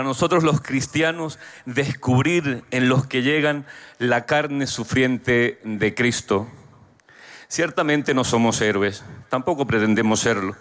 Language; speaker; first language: Spanish; native; Spanish